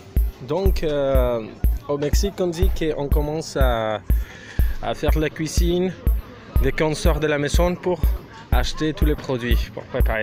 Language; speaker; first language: French; non-native, fluent; Spanish